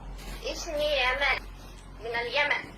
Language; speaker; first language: Arabic; non-native, learner; Somali